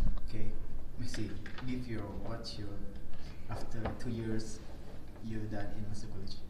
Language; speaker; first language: English; non-native, learner; Malay